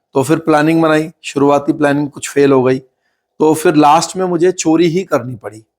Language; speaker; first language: Hindi; native; Hindi